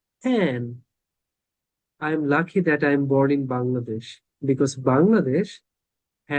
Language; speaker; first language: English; non-native, fluent; Bangla